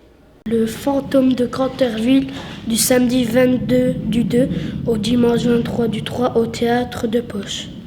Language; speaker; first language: French; native; French